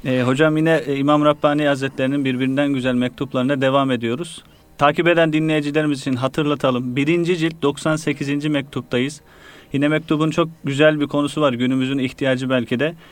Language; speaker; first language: Turkish; native; Turkish